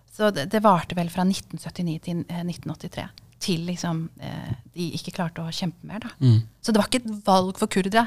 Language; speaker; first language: Norwegian; early bilingual, other home language; Kurdish